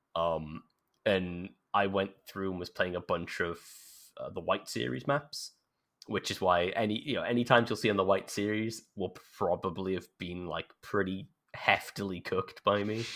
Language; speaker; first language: English; native; English